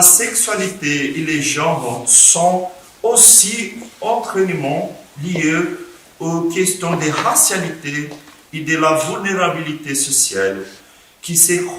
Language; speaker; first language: French; non-native, fluent; Portuguese